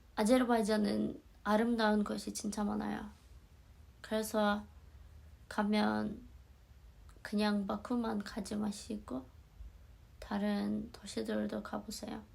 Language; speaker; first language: Korean; non-native, fluent; Azerbaijani